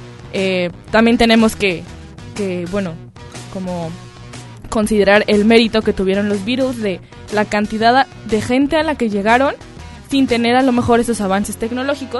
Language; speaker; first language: Spanish; native; Spanish